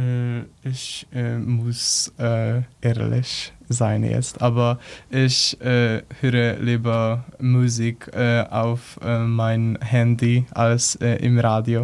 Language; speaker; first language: German; non-native, learner; Polish